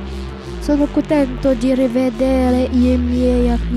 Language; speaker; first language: Italian; non-native, learner; French